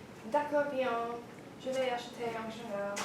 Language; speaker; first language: French; non-native, learner; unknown